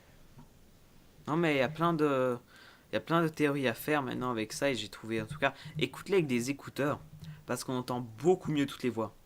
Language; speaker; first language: French; native; French